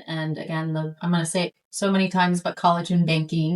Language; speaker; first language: English; native; English